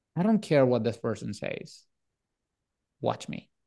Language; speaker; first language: English; non-native, local second language; Hindi